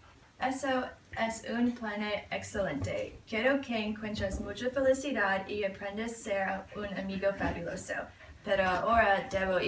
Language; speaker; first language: Spanish; non-native, learner; English